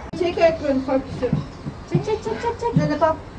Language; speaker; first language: Turkish; native; Turkish